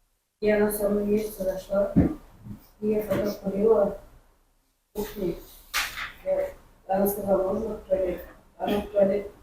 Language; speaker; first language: Russian; non-native, local second language; Kyrgyz